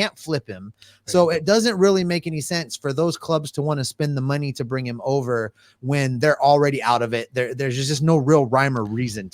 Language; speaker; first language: English; native; English